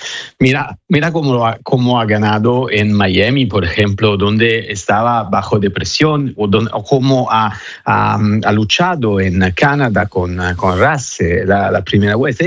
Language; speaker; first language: Spanish; non-native, fluent; Italian